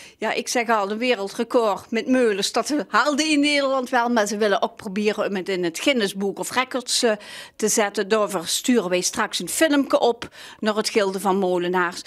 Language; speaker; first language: Dutch; native; Dutch